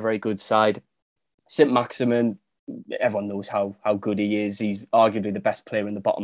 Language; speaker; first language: English; native; English